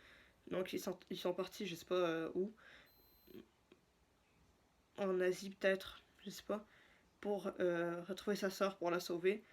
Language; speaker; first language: French; native; French